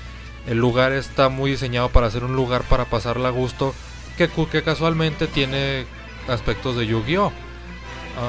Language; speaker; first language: Spanish; native; Spanish